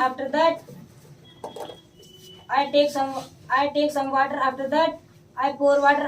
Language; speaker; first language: English; non-native, learner; Hindi